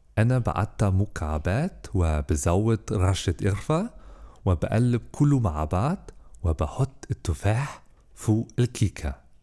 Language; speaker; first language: Egyptian Arabic; non-native, fluent; German